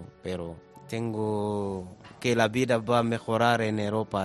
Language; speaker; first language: Spanish; non-native, learner; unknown